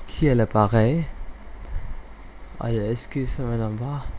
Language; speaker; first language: French; non-native, learner; English